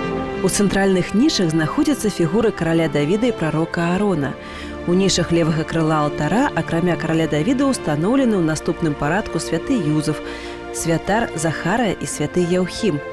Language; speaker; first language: Belarusian; native; Belarusian